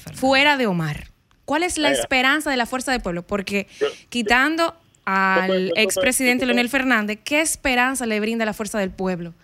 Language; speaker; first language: Spanish; native; Spanish